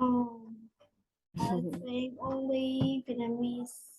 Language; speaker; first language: English; non-native, learner; Vietnamese